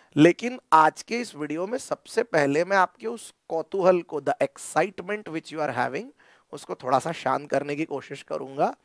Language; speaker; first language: Hindi; non-native, local second language; Marathi